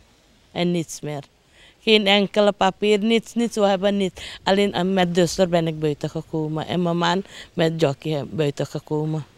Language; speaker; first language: Dutch; non-native, local second language; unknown